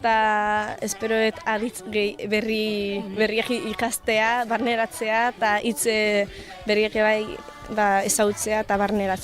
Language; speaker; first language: Basque; early bilingual, other home language; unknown